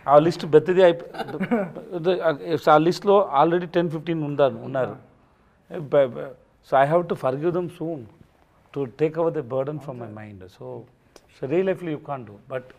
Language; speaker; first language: Telugu; non-native, learner; Tamil